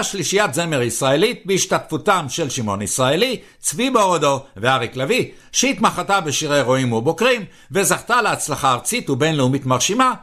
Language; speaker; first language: Hebrew; native; Hebrew